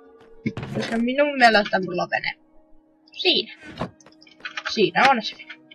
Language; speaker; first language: Finnish; native; Finnish